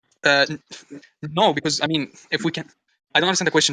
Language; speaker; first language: English; non-native, fluent; Arabic